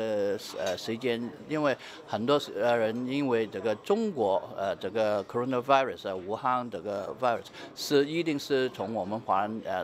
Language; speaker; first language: Chinese; early bilingual, heritage; Chinese